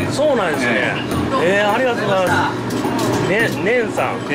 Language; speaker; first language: Japanese; native; Japanese